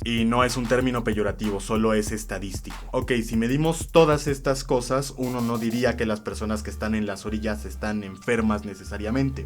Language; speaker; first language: Spanish; native; Spanish